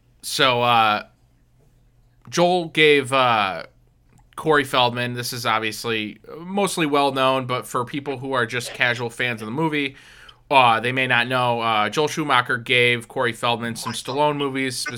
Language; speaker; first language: English; native; English